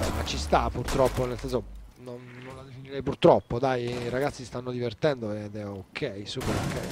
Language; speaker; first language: Italian; native; Italian